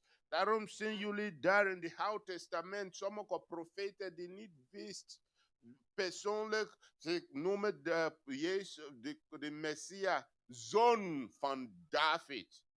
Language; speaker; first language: Dutch; non-native, fluent; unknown